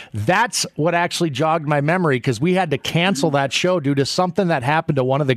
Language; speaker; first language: English; native; English